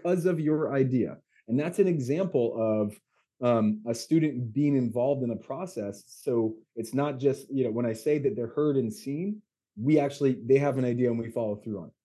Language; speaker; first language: English; native; English